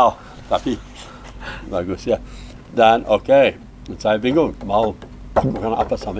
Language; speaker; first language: Indonesian; non-native, learner; English